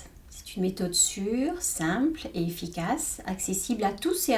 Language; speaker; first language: French; native; French